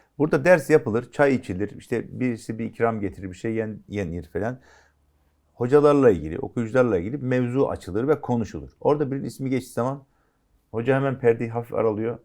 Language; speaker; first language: Turkish; native; Turkish